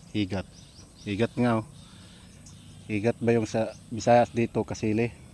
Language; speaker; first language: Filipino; non-native, local second language; Surigaonon